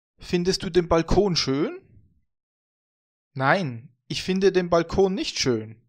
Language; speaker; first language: German; non-native, fluent; Vietnamese